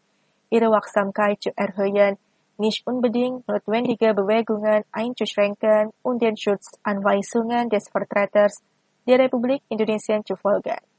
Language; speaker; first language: German; non-native, fluent; Indonesian